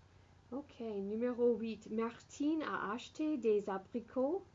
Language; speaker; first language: French; non-native, fluent; English